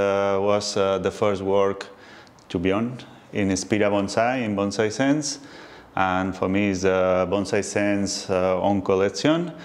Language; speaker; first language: English; non-native, learner; Spanish